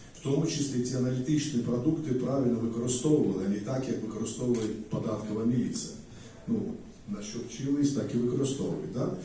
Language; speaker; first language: Ukrainian; non-native, fluent; Georgian